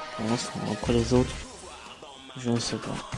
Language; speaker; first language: French; native; French